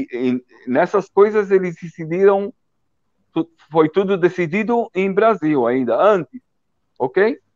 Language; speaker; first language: Portuguese; early bilingual, heritage; Portuguese